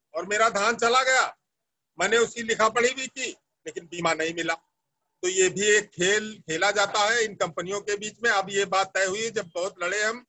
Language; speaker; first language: Hindi; native; Hindi